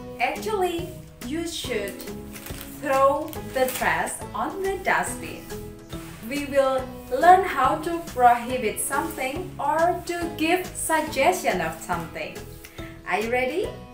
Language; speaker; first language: English; non-native, fluent; Indonesian